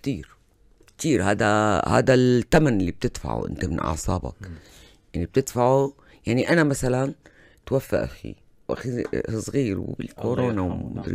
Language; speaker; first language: Arabic; native; Arabic